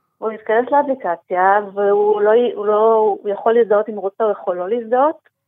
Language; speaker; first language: Hebrew; native; Hebrew